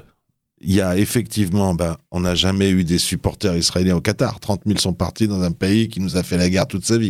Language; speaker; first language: French; native; French